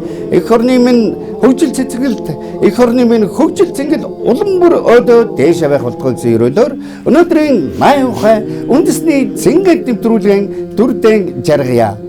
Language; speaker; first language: Mongolian; native; Mongolian